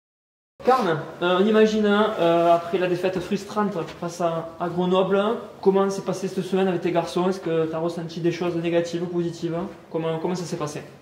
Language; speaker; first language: French; native; French